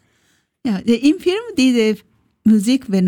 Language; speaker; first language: German; non-native, learner; Japanese